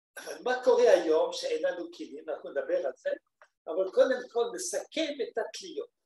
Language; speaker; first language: Hebrew; non-native, fluent; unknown